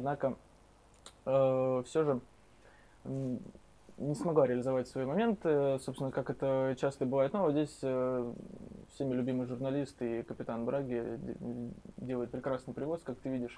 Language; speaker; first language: Russian; native; Russian